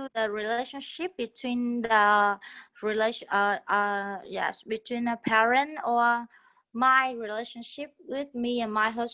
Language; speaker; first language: English; non-native, learner; Vietnamese